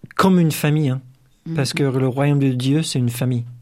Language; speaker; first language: French; non-native, fluent; English